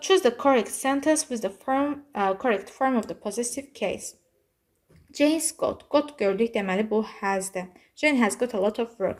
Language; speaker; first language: English; non-native, fluent; Azerbaijani